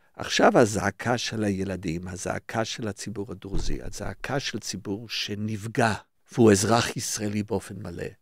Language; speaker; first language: Hebrew; early bilingual, other home language; English